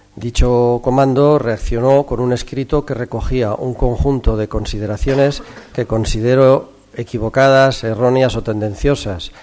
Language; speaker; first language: Spanish; non-native, local second language; Catalan